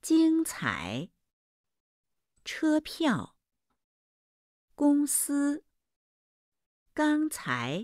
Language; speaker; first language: Chinese; non-native, learner; Vietnamese